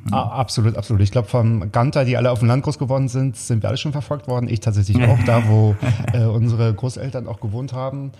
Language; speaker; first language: German; native; German